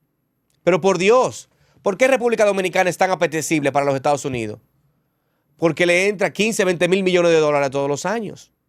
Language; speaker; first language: Spanish; native; Spanish